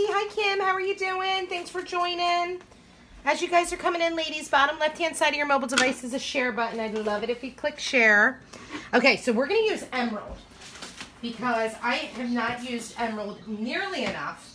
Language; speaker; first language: English; native; English